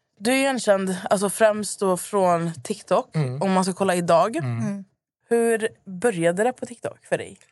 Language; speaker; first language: Swedish; native; Swedish